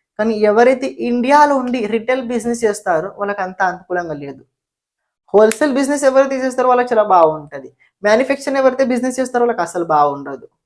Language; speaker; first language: Telugu; non-native, local second language; Marathi